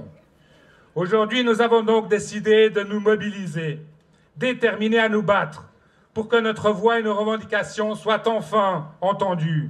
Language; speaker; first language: French; native; French